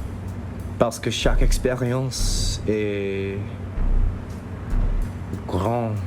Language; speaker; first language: French; non-native, learner; English